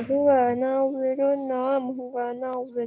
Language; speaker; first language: Arabic; non-native, learner; Indonesian